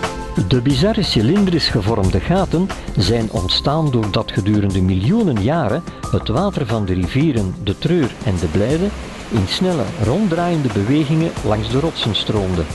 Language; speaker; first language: Dutch; native; Dutch